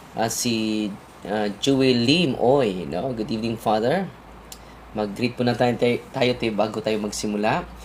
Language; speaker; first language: Filipino; non-native, local second language; Cebuano